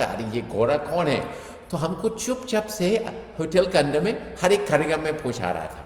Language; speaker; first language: Hindi; non-native, fluent; English